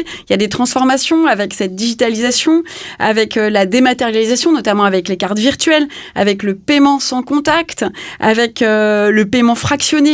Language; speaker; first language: French; native; French